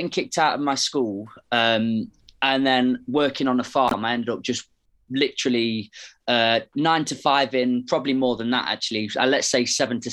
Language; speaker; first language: English; native; English